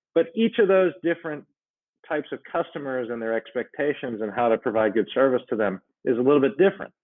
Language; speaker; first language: English; native; English